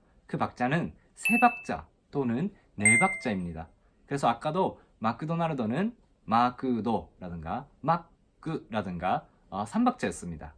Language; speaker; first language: Korean; non-native, fluent; Japanese